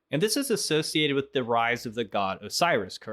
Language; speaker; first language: English; native; English